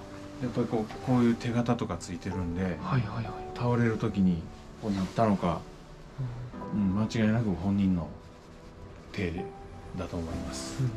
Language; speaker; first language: Japanese; native; Japanese